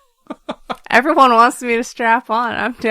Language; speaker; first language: English; native; English